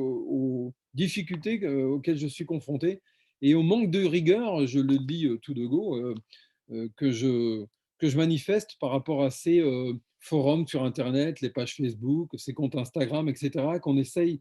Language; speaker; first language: French; native; French